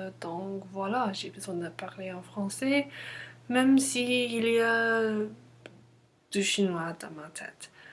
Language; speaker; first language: French; non-native, learner; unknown